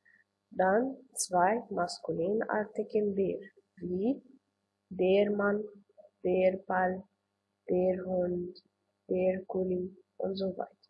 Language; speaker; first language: German; non-native, learner; Arabic